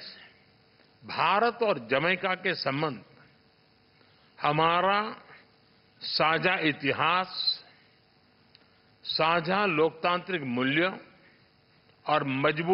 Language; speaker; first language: Hindi; native; Hindi